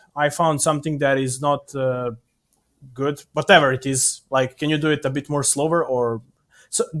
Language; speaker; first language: English; non-native, fluent; Serbian